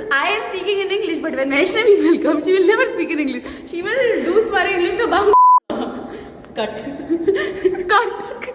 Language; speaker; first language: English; non-native, local second language; Hindi